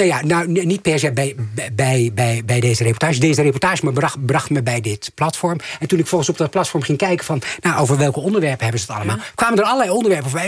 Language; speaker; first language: Dutch; native; Dutch